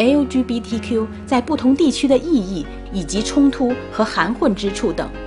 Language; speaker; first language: Chinese; native; Chinese